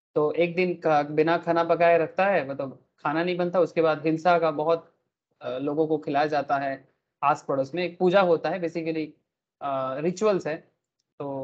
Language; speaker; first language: Hindi; non-native, local second language; Bangla